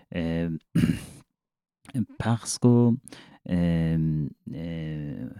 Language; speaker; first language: French; non-native, learner; Persian